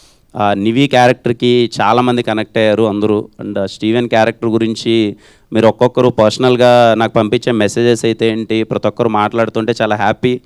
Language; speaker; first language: Telugu; native; Telugu